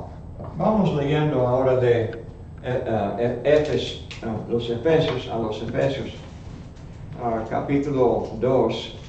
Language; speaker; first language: Spanish; non-native, fluent; English